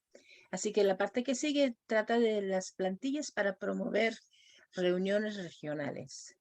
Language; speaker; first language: Spanish; non-native, fluent; English